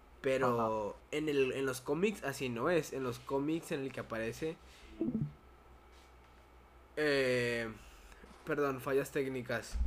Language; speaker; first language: Spanish; native; Spanish